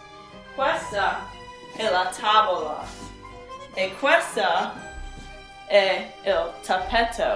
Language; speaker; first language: Italian; non-native, learner; English